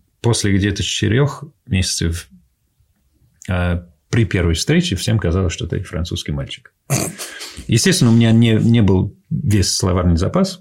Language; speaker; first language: Russian; non-native, fluent; English